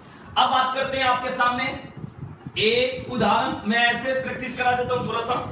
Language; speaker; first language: Hindi; native; Hindi